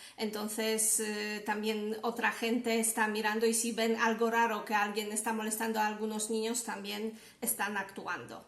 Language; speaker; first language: Spanish; non-native, fluent; Polish